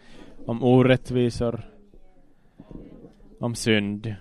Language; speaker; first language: Swedish; non-native, local second language; Finnish